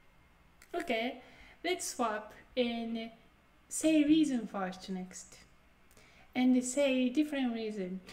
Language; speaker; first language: English; non-native, fluent; Japanese